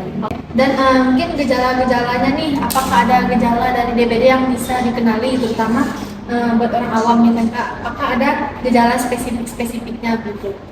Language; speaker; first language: Indonesian; native; Indonesian